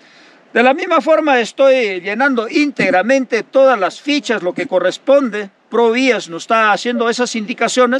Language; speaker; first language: Spanish; native; Spanish